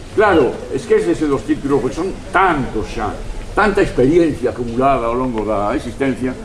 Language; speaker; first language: Spanish; non-native, local second language; Galician